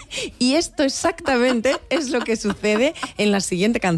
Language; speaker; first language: Spanish; native; Spanish